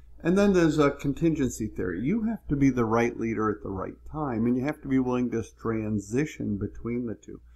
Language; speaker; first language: English; native; English